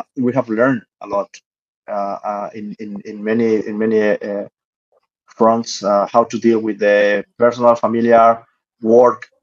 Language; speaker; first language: English; non-native, fluent; Spanish